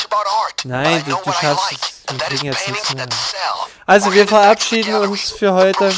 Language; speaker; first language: German; native; German